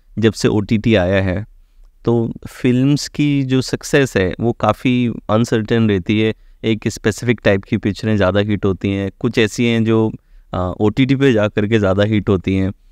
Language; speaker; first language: Hindi; native; Hindi